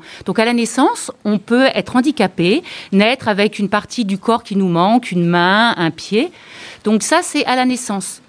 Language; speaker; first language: French; native; French